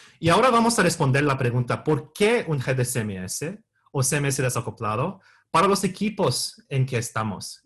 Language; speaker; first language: Spanish; non-native, fluent; English